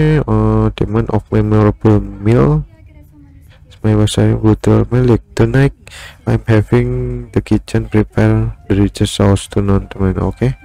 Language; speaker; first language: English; non-native, learner; Indonesian